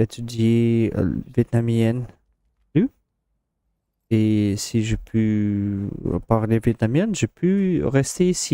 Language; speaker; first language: French; non-native, learner; Russian